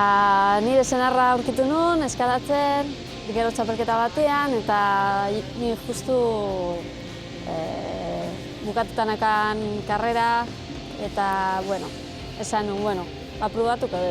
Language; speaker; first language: Basque; non-native, learner; Spanish